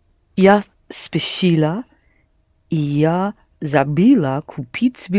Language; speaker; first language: Russian; non-native, learner; English